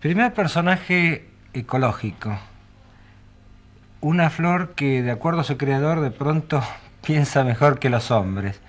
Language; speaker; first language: Spanish; native; Spanish